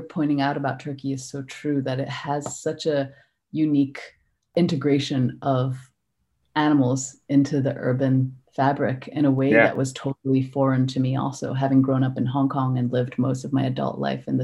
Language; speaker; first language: English; non-native, local second language; Cantonese